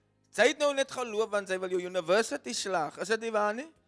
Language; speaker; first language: Afrikaans; early bilingual, heritage; Afrikaans